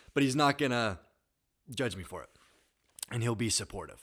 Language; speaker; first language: English; native; English